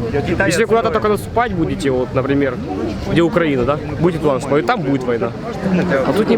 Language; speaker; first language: Russian; native; Russian